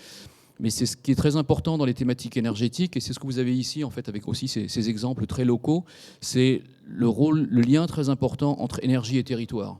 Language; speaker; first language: French; native; French